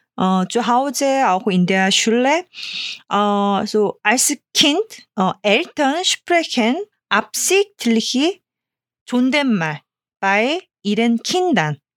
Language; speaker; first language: German; non-native, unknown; Korean